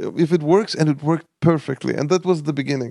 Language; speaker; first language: English; non-native, fluent; Armenian